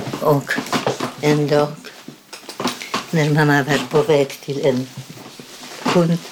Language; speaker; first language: Swedish; non-native, fluent; Polish